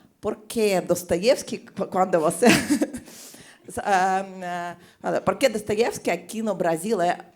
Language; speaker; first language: Portuguese; non-native, fluent; Russian